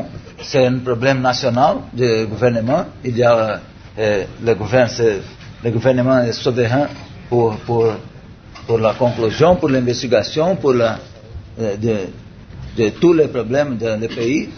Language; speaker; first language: French; non-native, learner; Portuguese